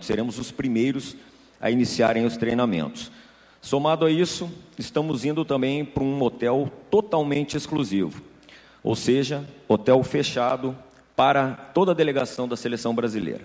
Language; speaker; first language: Portuguese; native; Portuguese